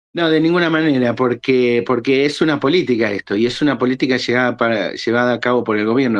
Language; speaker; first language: Spanish; native; Spanish